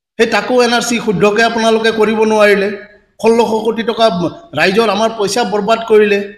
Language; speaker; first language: Assamese; non-native, local second language; Bangla